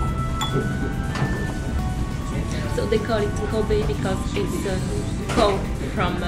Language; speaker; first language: English; non-native, learner; French